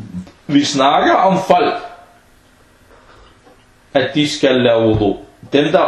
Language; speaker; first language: Danish; non-native, fluent; Arabic